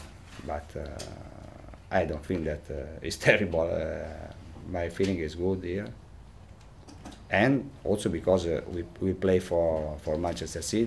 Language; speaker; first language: English; non-native, fluent; Italian